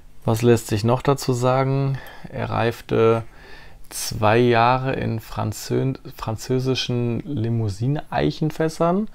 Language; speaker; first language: German; native; German